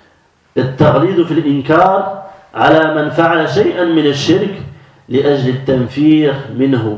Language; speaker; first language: Arabic; non-native, fluent; French